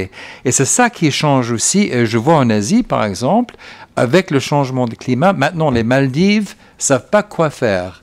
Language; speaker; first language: French; non-native, fluent; English